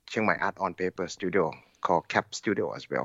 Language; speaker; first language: English; non-native, learner; Thai